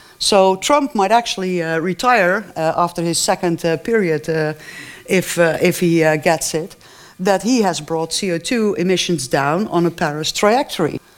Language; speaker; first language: English; non-native, fluent; Dutch